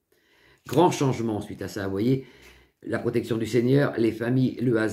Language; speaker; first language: French; native; French